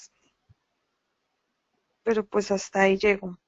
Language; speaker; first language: Spanish; native; Spanish